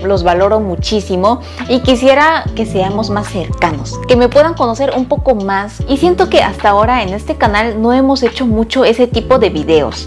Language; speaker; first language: Spanish; early bilingual, other home language; Korean